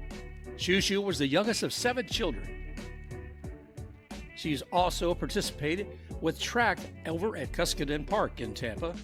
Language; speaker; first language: English; native; English